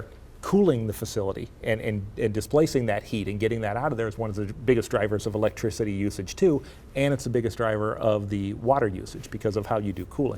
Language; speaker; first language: English; native; English